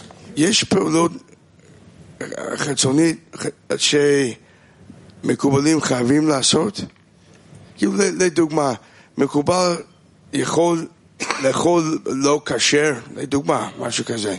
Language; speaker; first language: Hebrew; non-native, fluent; Russian